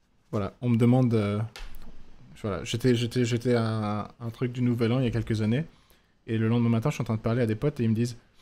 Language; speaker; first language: French; early bilingual, heritage; French